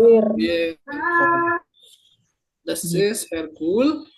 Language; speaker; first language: German; non-native, fluent; Indonesian